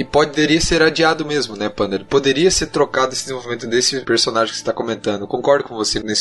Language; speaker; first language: Portuguese; native; Portuguese